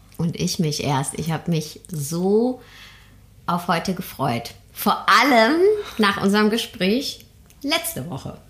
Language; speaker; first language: German; early bilingual, other home language; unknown